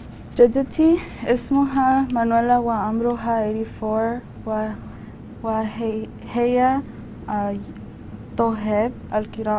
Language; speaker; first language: Arabic; non-native, learner; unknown